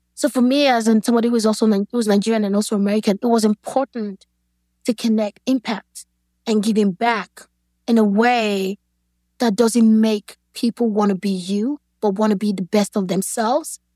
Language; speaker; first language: English; non-native, local second language; Yoruba